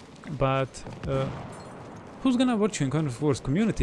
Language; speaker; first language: English; non-native, fluent; Bosnian